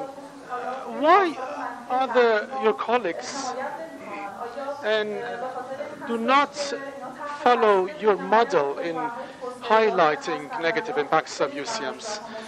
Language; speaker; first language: English; non-native, fluent; Persian